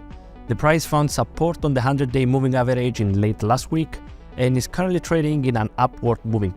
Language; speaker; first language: English; non-native, fluent; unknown